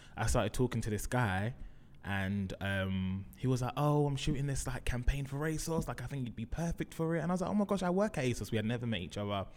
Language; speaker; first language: English; native; English